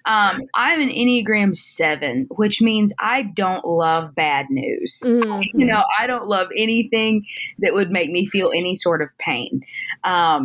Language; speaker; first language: English; native; English